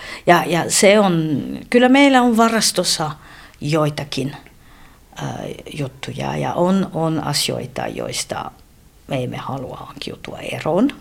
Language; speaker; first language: Finnish; non-native, fluent; French